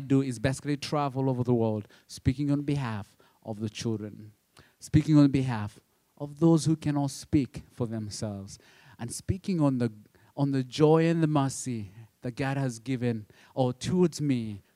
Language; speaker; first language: English; non-native, local second language; Kinyarwanda